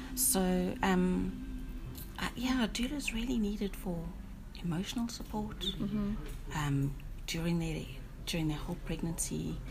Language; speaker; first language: English; native; English